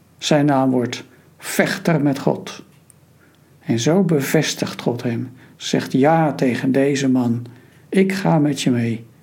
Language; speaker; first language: Dutch; native; Dutch